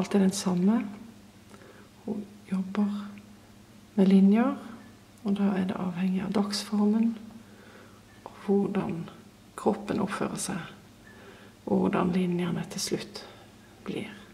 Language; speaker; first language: Norwegian; non-native, fluent; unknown